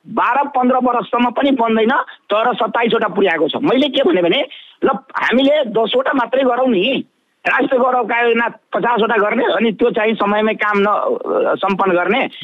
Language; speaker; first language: Nepali; non-native, local second language; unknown